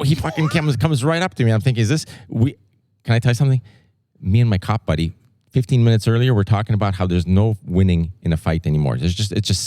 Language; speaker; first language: English; native; English